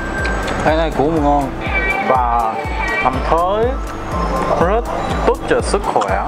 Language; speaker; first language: Vietnamese; non-native, learner; Korean